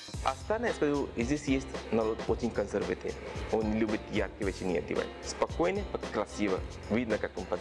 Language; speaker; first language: Russian; non-native, learner; Tamil